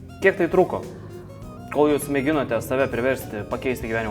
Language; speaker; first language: Lithuanian; native; Lithuanian